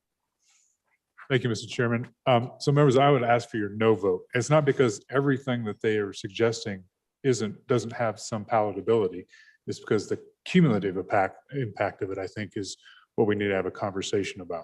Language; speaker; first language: English; native; English